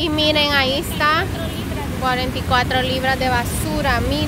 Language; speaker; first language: Spanish; native; Spanish